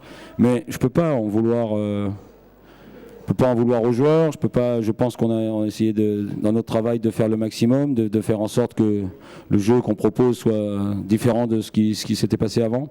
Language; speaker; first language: French; native; French